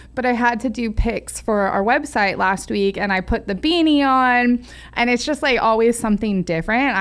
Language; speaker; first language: English; native; English